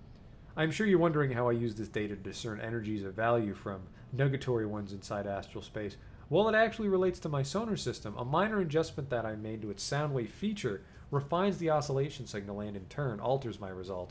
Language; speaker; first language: English; native; English